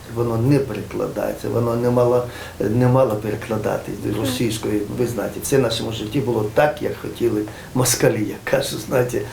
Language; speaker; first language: Ukrainian; non-native, fluent; Georgian